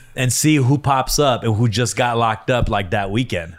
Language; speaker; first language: English; early bilingual, other home language; Korean